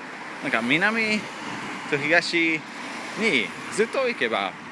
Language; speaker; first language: Japanese; non-native, learner; English